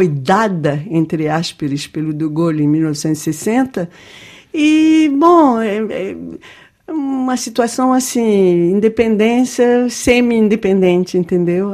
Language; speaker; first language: Portuguese; non-native, fluent; French